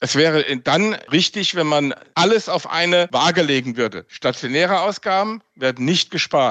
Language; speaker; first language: German; native; German